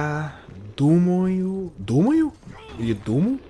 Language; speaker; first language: Russian; non-native, learner; English